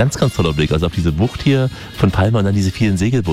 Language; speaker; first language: German; native; German